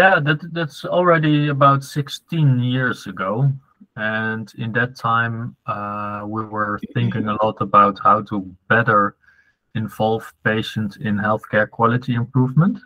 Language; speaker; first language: English; non-native, fluent; Dutch